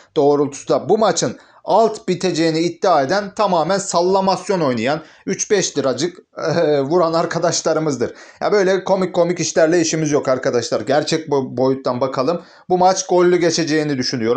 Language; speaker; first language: Turkish; native; Turkish